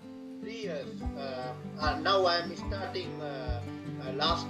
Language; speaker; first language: English; non-native, learner; Sinhala